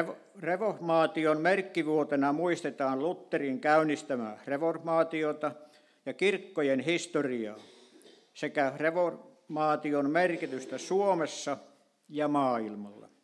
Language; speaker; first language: Finnish; native; Finnish